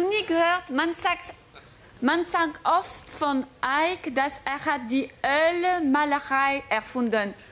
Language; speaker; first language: German; non-native, fluent; French